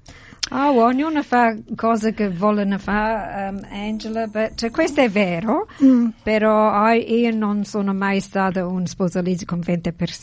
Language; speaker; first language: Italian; early bilingual, heritage; Italian